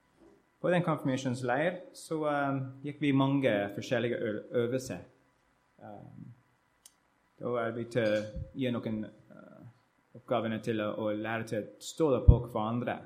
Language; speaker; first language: Norwegian; non-native, learner; English